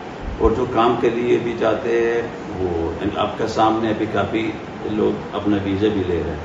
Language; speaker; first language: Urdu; non-native, fluent; Arabic